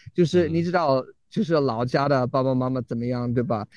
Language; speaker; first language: Chinese; non-native, learner; English